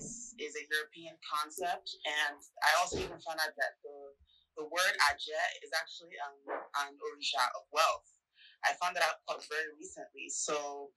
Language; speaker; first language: English; non-native, local second language; Yoruba